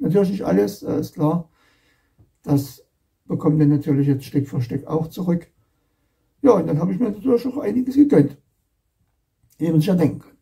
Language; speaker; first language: German; native; German